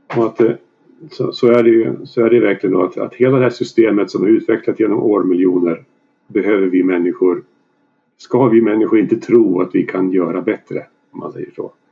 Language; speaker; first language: Swedish; native; Swedish